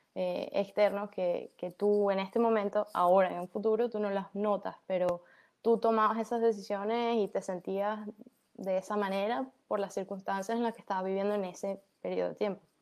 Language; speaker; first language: Spanish; native; Spanish